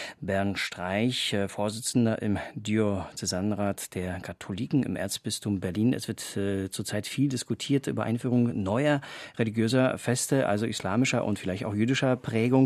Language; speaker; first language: German; native; German